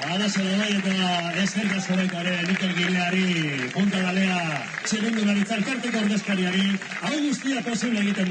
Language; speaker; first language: Basque; native; Basque